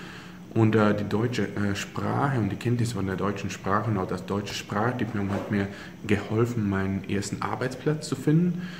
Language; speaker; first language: German; non-native, fluent; Latvian